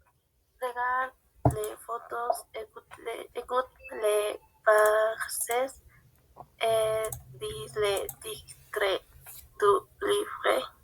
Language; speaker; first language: French; non-native, learner; Spanish